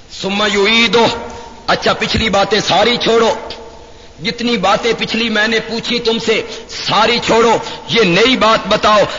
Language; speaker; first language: Urdu; non-native, local second language; Punjabi